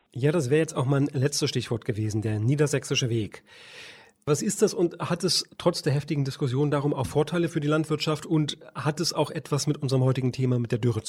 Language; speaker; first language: German; native; German